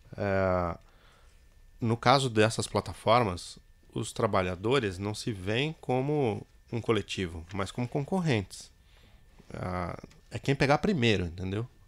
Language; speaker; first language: Portuguese; native; Portuguese